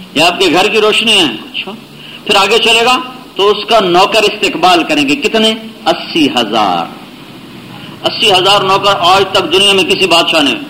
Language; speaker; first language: Urdu; non-native, local second language; Punjabi